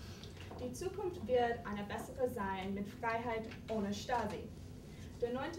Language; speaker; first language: German; non-native, fluent; English